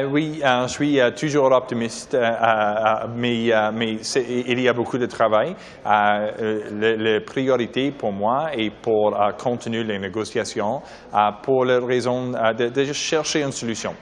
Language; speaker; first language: French; non-native, local second language; English